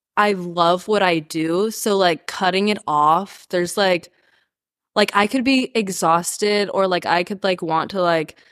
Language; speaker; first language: English; early bilingual, other home language; Spanish